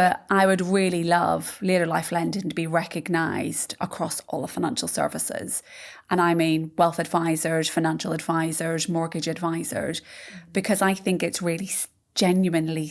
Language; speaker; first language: English; native; English